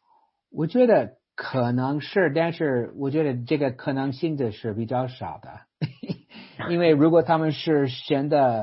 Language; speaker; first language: Chinese; non-native, fluent; English